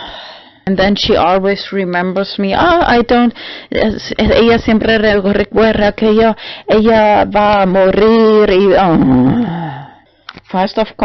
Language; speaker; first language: Spanish; non-native, learner; German